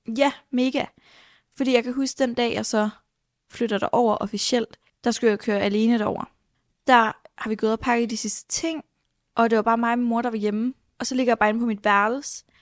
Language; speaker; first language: Danish; native; Danish